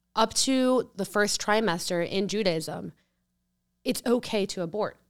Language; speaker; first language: English; early bilingual, other home language; Spanish